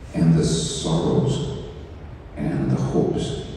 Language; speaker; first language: English; early bilingual, other home language; Spanish